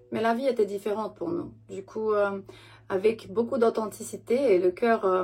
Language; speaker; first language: French; non-native, fluent; Romanian